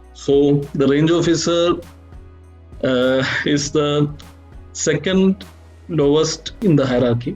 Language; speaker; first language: English; non-native, local second language; Malayalam